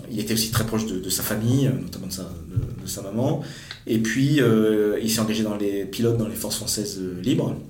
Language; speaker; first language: French; native; French